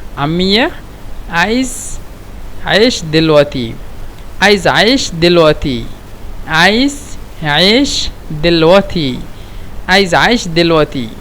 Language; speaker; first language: Egyptian Arabic; non-native, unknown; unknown